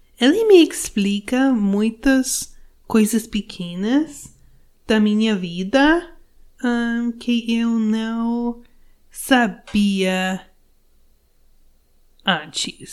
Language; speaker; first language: Portuguese; non-native, learner; English